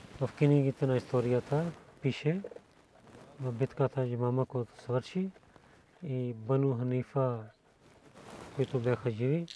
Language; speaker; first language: Bulgarian; non-native, learner; Urdu